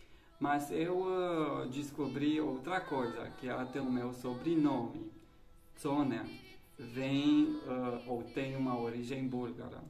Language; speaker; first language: Portuguese; non-native, fluent; Romanian